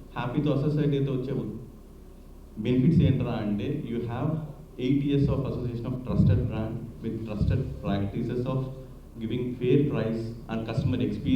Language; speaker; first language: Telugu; native; Telugu